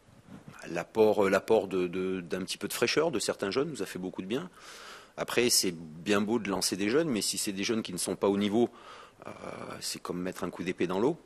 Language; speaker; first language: French; native; French